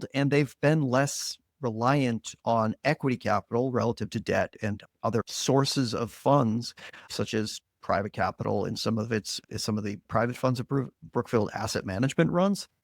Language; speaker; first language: English; native; English